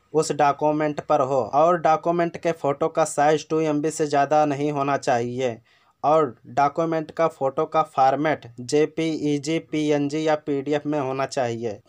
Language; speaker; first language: Hindi; native; Hindi